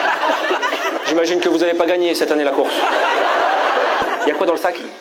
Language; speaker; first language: French; native; French